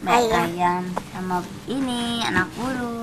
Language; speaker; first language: Indonesian; native; Indonesian